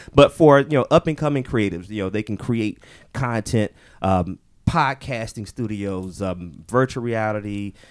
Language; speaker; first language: English; native; English